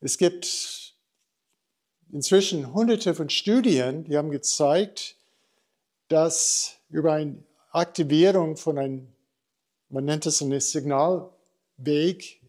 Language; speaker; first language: German; non-native, fluent; English